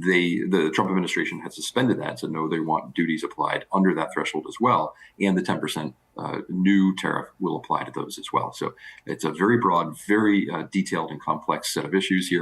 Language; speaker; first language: English; native; English